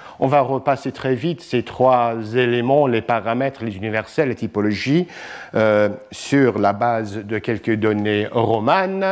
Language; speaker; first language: French; non-native, fluent; English